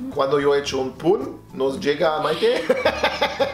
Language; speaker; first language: Spanish; non-native, learner; German